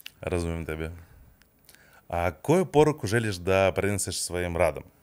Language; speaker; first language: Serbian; non-native, fluent; Russian